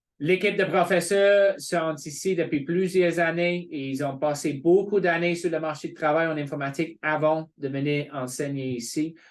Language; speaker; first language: French; non-native, fluent; English